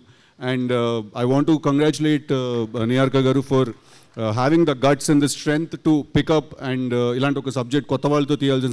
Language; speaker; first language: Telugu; native; Telugu